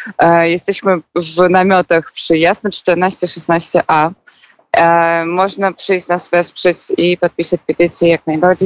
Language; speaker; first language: Polish; non-native, fluent; Russian